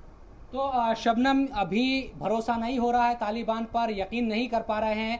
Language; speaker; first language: Hindi; native; Hindi